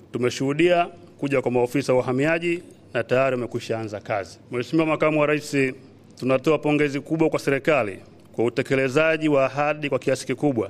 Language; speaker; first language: Swahili; native; Swahili